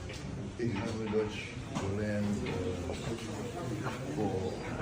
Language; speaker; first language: German; non-native, fluent; Indonesian